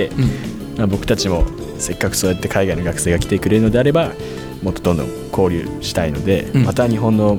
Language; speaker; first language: Japanese; native; Japanese